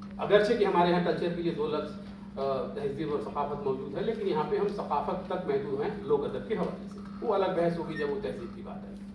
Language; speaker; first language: Urdu; native; Urdu